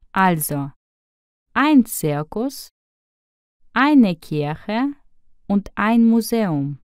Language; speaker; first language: German; non-native, fluent; Russian